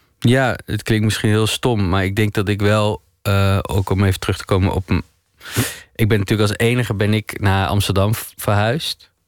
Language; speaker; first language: Dutch; native; Dutch